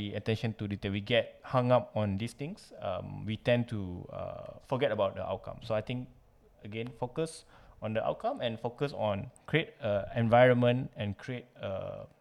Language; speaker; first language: English; non-native, local second language; Malay